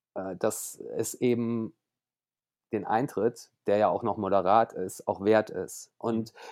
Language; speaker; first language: German; native; German